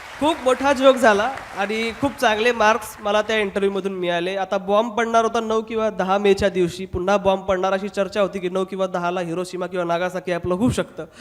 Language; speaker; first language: Marathi; non-native, local second language; Hindi